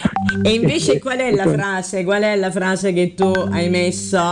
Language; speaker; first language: Italian; native; Italian